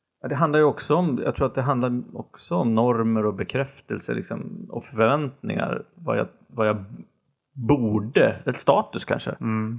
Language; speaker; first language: Swedish; native; Swedish